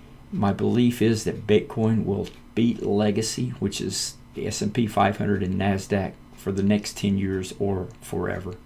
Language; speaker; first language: English; native; English